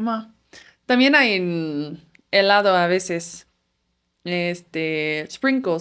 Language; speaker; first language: Spanish; non-native, fluent; Dutch